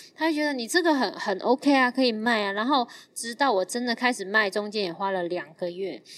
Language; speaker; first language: Chinese; non-native, fluent; Cantonese